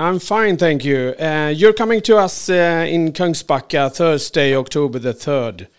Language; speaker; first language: English; non-native, fluent; Swedish